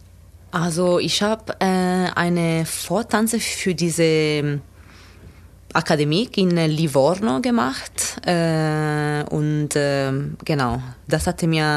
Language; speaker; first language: German; non-native, learner; Italian